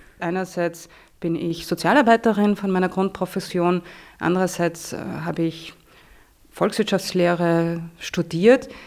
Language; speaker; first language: German; native; German